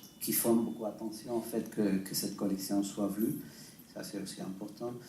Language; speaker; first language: French; non-native, fluent; Spanish